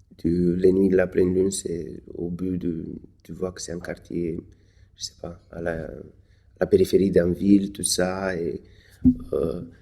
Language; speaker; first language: French; non-native, fluent; Romanian